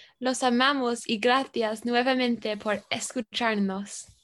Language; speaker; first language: Spanish; non-native, learner; English